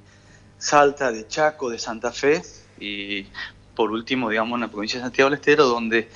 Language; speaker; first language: Spanish; native; Spanish